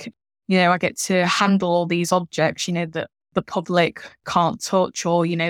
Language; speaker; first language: English; native; English